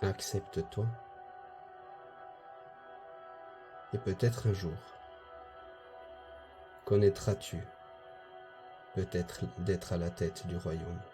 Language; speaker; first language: French; native; French